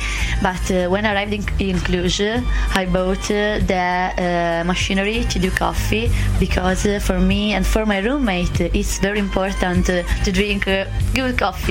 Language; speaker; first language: English; non-native, learner; Italian